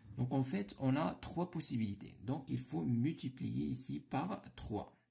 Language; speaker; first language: French; non-native, local second language; Arabic